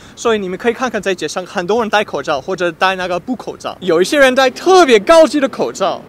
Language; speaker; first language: Chinese; non-native, fluent; English